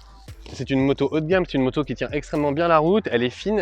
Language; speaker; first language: French; native; French